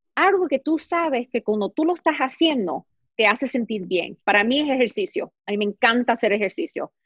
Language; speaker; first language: Spanish; early bilingual, heritage; Spanish